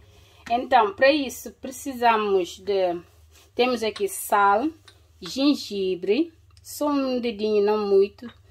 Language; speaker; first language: Portuguese; non-native, local second language; Upper Guinea Crioulo